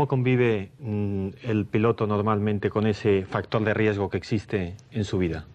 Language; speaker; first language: Spanish; native; Spanish